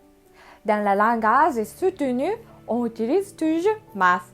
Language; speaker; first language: French; non-native, fluent; Japanese